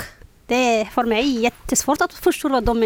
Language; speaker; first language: Swedish; non-native, learner; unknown